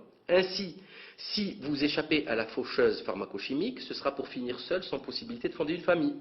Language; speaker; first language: French; native; French